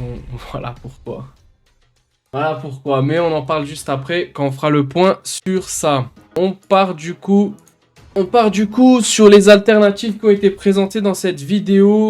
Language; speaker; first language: French; native; French